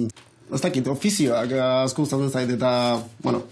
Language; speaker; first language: Basque; non-native, learner; Spanish